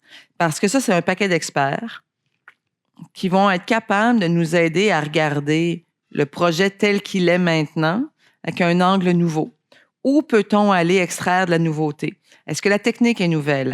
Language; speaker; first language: French; native; French